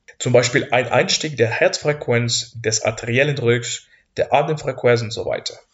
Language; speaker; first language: German; non-native, fluent; Spanish